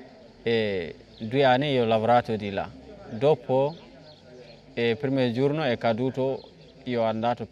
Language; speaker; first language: Italian; non-native, learner; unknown